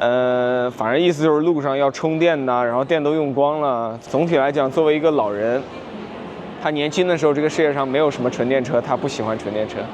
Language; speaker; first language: Chinese; native; Chinese